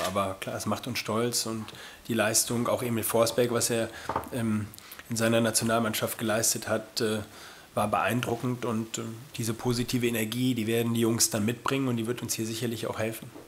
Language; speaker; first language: German; native; German